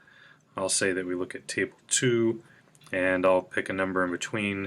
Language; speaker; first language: English; native; English